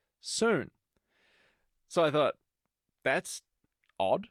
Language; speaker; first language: English; native; English